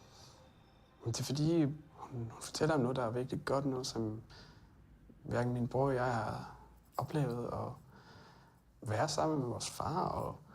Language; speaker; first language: Danish; non-native, fluent; Persian